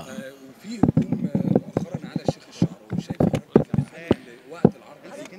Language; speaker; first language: Arabic; native; Arabic